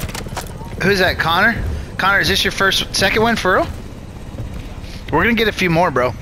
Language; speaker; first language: English; native; English